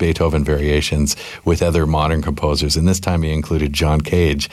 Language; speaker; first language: English; native; English